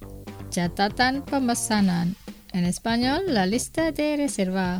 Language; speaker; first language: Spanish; non-native, fluent; Indonesian